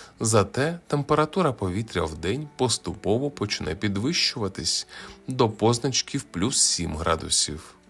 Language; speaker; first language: Ukrainian; native; Ukrainian